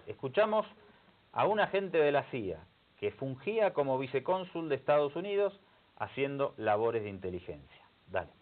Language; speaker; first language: Spanish; native; Spanish